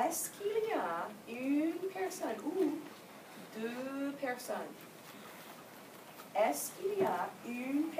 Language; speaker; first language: French; non-native, fluent; English